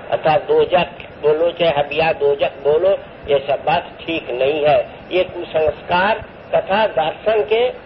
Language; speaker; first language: Hindi; non-native, local second language; Bangla